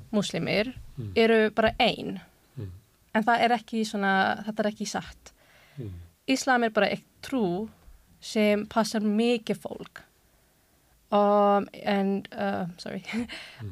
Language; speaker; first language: Icelandic; non-native, learner; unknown